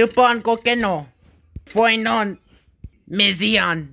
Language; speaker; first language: Spanish; non-native, learner; English